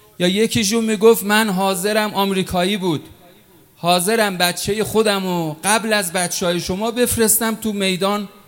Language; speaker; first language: Persian; native; Persian